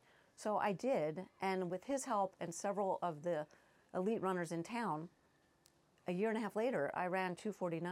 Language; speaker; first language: English; native; English